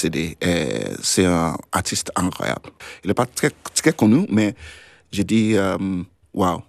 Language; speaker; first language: French; non-native, learner; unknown